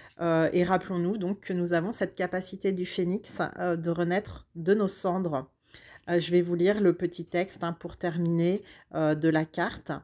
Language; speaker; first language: French; native; French